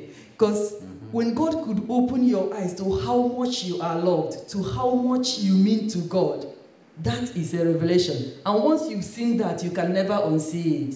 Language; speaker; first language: English; non-native, local second language; Igbo